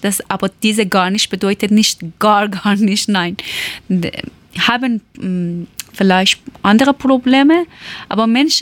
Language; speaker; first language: German; non-native, learner; Persian